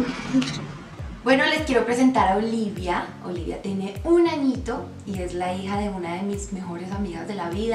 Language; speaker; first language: Spanish; native; Spanish